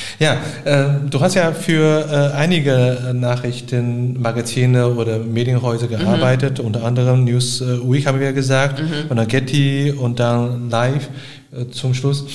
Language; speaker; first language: German; non-native, fluent; Chinese